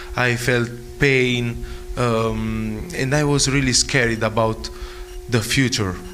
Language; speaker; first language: English; non-native, fluent; Italian